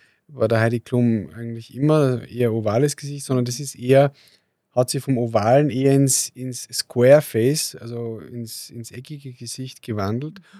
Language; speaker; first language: German; native; German